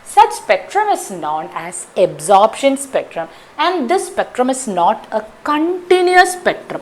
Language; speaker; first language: English; non-native, local second language; Malayalam